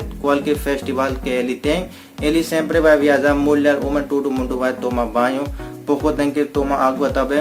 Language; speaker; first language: Portuguese; non-native, learner; Hindi